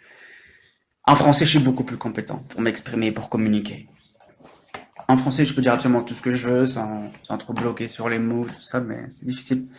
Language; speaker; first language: French; native; French